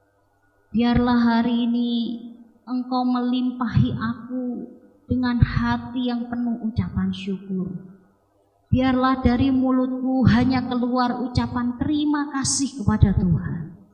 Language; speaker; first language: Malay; non-native, local second language; Javanese